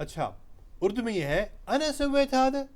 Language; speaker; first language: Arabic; non-native, fluent; Urdu